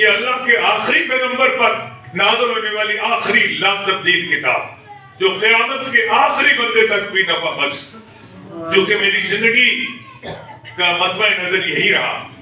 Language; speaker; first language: Urdu; non-native, local second language; Punjabi